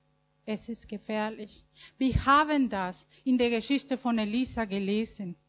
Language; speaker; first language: German; non-native, fluent; Spanish